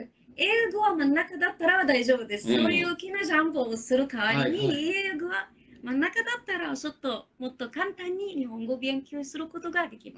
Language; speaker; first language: Japanese; non-native, learner; Arabic